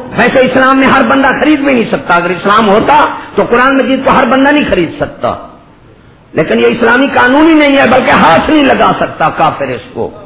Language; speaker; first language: Urdu; non-native, local second language; Punjabi